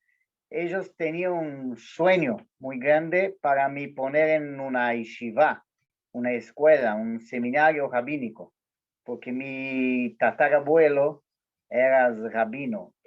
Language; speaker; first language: Spanish; non-native, fluent; Portuguese